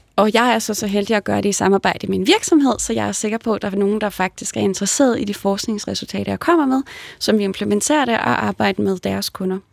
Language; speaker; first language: Danish; native; Danish